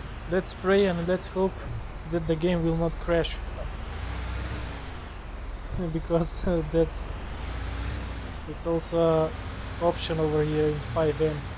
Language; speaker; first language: English; non-native, fluent; Macedonian